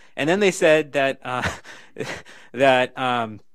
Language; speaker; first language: English; native; English